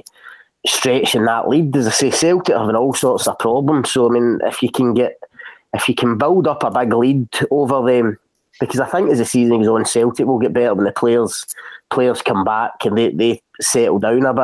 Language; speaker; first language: English; native; English